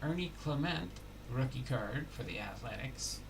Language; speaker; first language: English; native; English